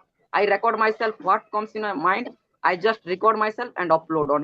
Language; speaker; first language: English; non-native, learner; Odia